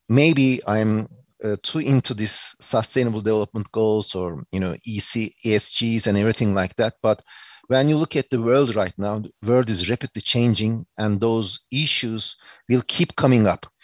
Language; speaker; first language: English; non-native, fluent; Turkish